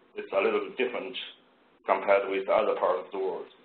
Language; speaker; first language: English; non-native, fluent; Chinese